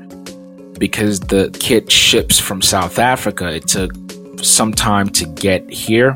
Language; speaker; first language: English; non-native, local second language; Yoruba